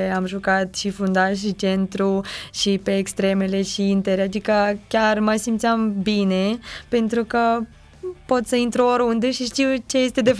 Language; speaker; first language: Romanian; non-native, fluent; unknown